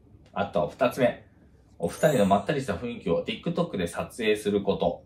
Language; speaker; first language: Japanese; native; Japanese